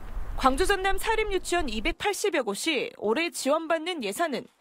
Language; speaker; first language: Korean; native; Korean